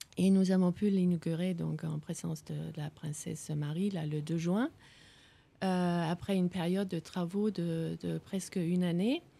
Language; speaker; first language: French; non-native, fluent; Danish